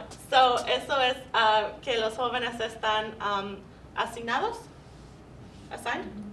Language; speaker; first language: Spanish; non-native, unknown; English